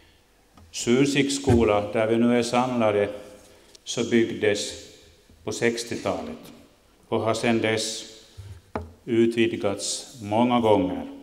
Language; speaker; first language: Swedish; native; Swedish